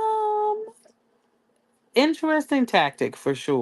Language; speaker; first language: English; native; English